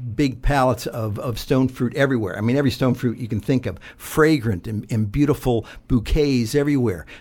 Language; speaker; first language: English; native; English